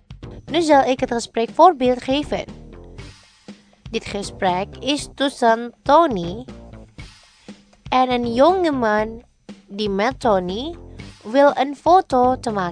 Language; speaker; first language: Dutch; non-native, fluent; Indonesian